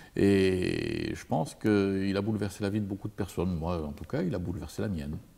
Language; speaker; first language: French; native; French